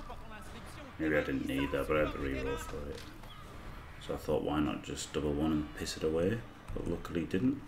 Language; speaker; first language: English; native; English